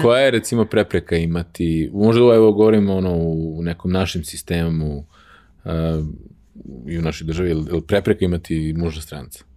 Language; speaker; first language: Serbian; native; Serbian